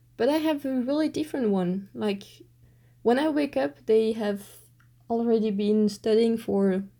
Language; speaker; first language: English; non-native, fluent; French